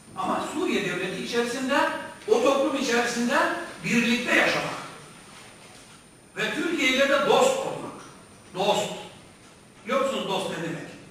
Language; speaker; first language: Turkish; native; Turkish